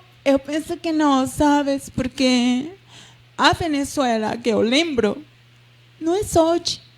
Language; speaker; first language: Portuguese; non-native, fluent; Spanish